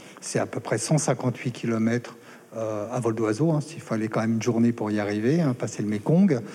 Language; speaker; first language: French; native; French